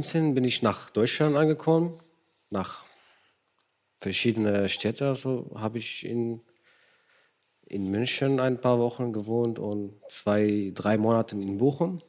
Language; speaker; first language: German; non-native, fluent; Kurdish